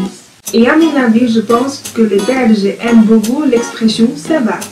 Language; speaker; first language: French; non-native, fluent; Chinese